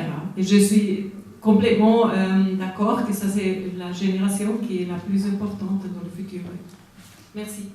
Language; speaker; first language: French; non-native, fluent; Spanish